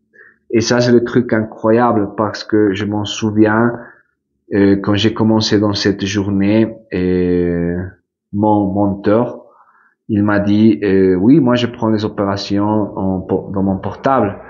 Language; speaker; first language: French; non-native, fluent; Spanish